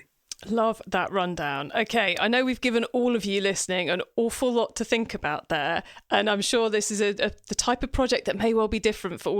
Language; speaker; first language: English; native; English